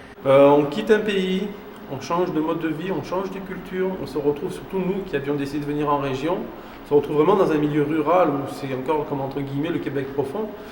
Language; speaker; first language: French; native; French